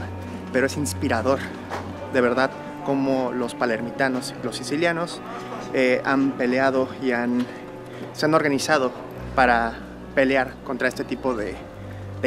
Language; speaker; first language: Spanish; native; Spanish